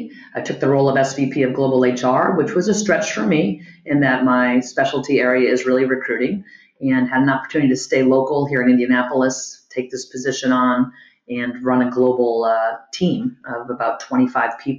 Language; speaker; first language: English; native; English